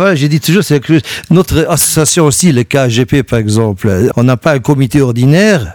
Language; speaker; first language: French; non-native, local second language; Luxembourgish